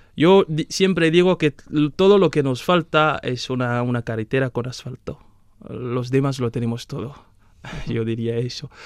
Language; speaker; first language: Spanish; non-native, fluent; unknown